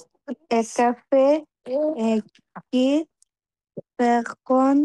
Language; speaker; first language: French; non-native, learner; Bangla